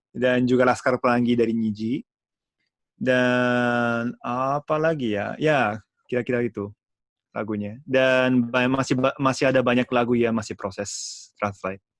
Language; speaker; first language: Indonesian; non-native, fluent; Japanese